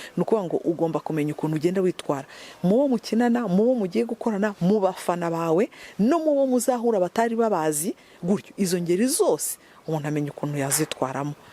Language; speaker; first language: Kinyarwanda; native; Kinyarwanda